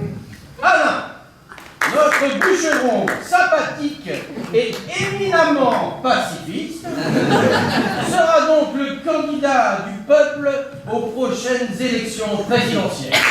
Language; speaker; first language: French; native; French